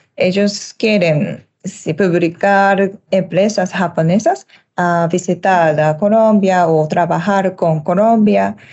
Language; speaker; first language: Spanish; non-native, learner; Japanese